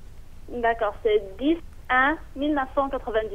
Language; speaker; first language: French; non-native, learner; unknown